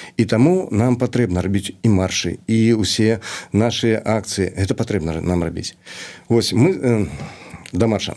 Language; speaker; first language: Belarusian; native; Belarusian